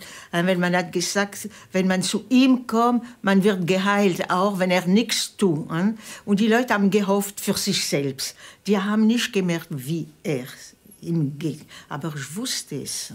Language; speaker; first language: German; non-native, fluent; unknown